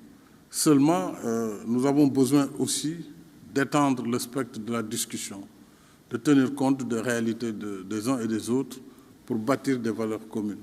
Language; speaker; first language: French; non-native, local second language; Fula